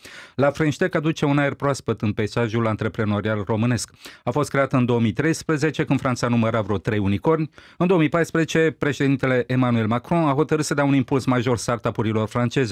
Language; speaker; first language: Romanian; native; Romanian